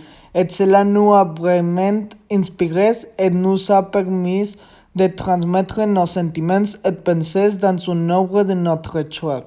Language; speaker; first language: French; non-native, learner; Spanish